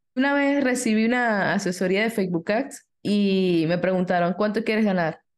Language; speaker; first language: Spanish; native; Spanish